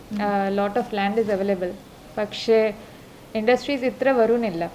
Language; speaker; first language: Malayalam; non-native, local second language; Marathi